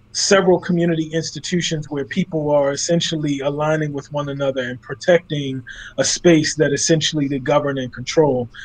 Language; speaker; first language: English; native; English